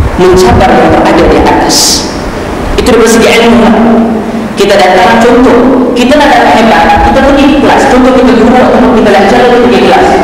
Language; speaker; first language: Malay; native; Malay